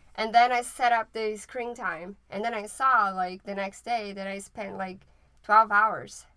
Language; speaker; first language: English; non-native, fluent; Portuguese